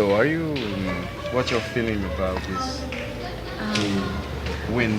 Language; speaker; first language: English; non-native, learner; French